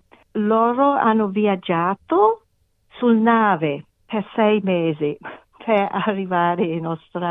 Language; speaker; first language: Italian; non-native, learner; English